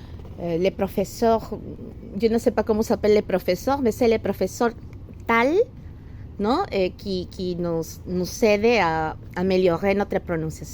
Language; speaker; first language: French; non-native, fluent; Spanish